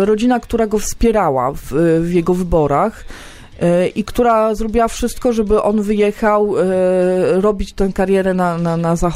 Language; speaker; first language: Polish; native; Polish